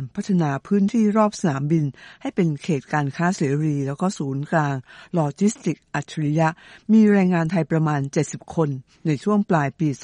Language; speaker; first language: Thai; native; Thai